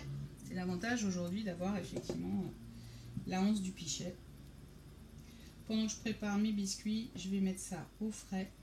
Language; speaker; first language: French; native; French